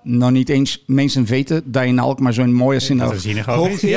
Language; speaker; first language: Dutch; non-native, fluent; Portuguese